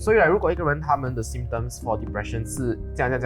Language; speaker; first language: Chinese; non-native, local second language; English